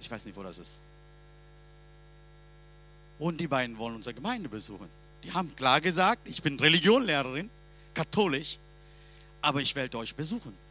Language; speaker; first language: German; non-native, learner; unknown